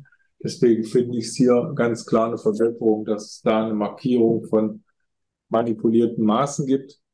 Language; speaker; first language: German; native; German